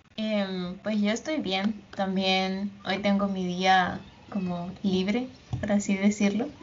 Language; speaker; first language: Spanish; native; Spanish